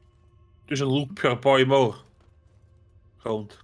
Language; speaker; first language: Welsh; native; Welsh